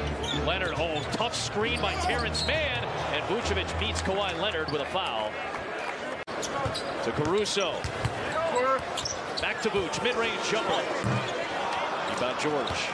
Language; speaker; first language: English; native; English